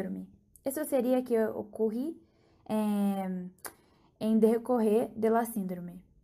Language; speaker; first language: Portuguese; non-native, learner; Spanish